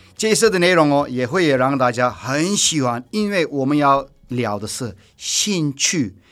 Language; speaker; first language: Chinese; non-native, fluent; Turkish